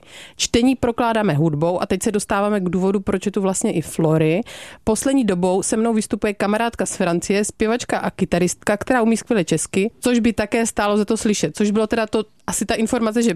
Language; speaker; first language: Czech; native; Czech